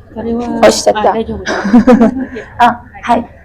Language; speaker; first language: Japanese; non-native, fluent; Chinese